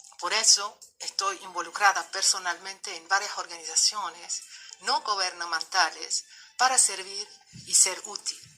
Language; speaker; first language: Spanish; non-native, fluent; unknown